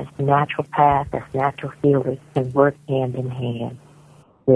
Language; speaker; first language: English; native; English